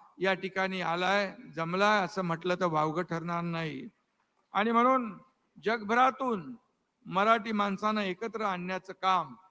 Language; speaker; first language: Marathi; native; Marathi